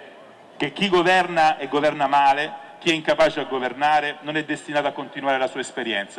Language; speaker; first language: Italian; native; Italian